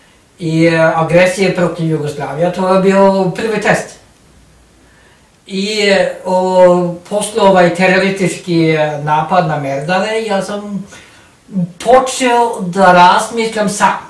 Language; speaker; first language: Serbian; non-native, learner; Norwegian